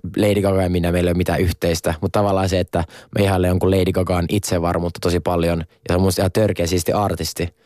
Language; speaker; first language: Finnish; non-native, local second language; Swedish